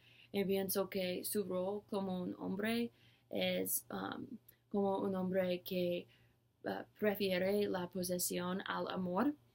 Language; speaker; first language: Spanish; non-native, learner; English